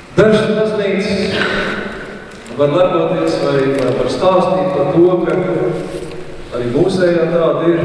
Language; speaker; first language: Latvian; native; Latvian